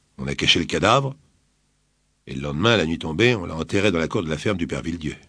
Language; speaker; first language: French; native; French